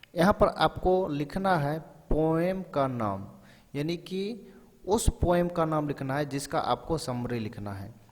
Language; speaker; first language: Hindi; native; Hindi